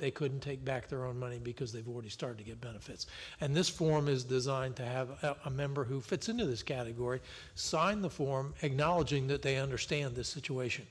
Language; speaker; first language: English; native; English